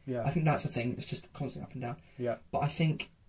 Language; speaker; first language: English; native; English